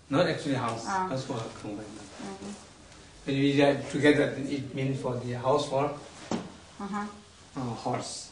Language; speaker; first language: English; non-native, learner; Tibetan